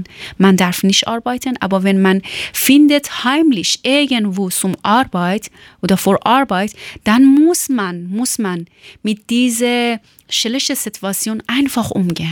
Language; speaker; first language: German; non-native, learner; Persian